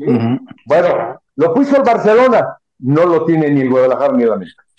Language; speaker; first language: Spanish; native; Spanish